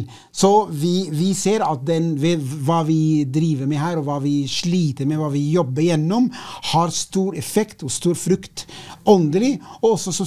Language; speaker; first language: Swedish; non-native, fluent; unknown